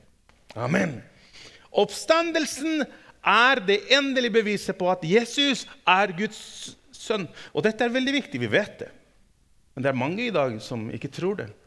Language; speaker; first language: Norwegian; non-native, fluent; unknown